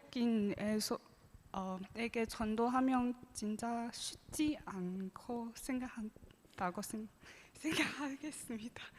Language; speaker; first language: Korean; non-native, learner; Chinese